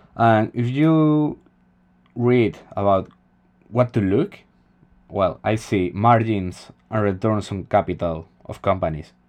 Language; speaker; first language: English; non-native, fluent; Spanish